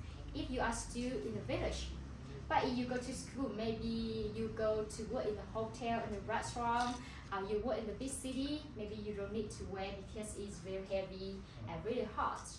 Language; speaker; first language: English; non-native, learner; Hmong